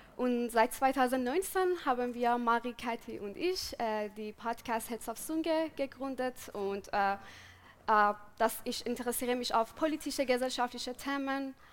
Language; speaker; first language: German; non-native, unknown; Persian